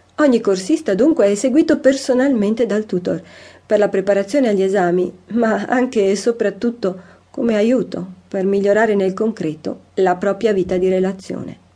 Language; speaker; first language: Italian; native; Italian